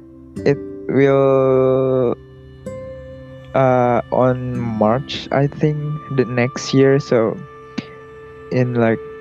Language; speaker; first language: English; non-native, learner; Indonesian